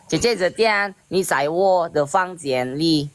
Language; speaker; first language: Chinese; non-native, learner; Indonesian